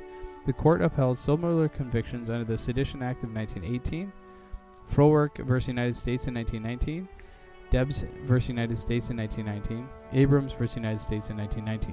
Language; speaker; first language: English; native; English